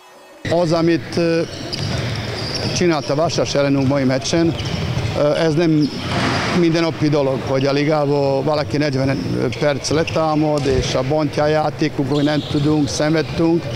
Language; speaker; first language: Hungarian; non-native, fluent; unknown